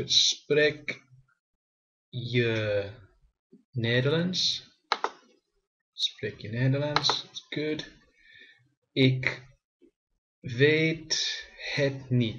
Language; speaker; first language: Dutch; non-native, learner; English